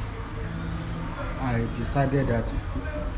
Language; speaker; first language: English; non-native, local second language; Yoruba